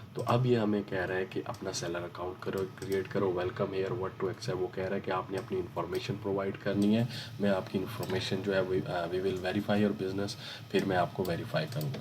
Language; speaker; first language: Urdu; native; Urdu